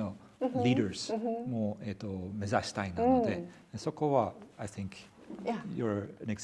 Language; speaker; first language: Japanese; non-native, fluent; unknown